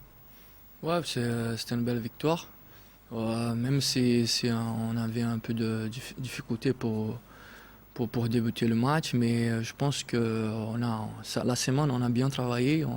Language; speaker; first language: French; non-native, fluent; Portuguese